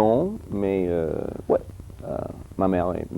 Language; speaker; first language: French; early bilingual, heritage; English